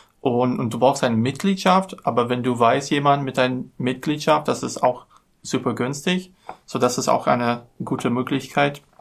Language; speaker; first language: German; non-native, learner; English